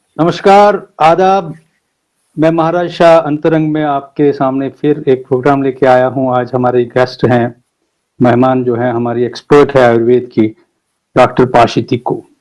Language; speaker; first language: Hindi; non-native, local second language; Kashmiri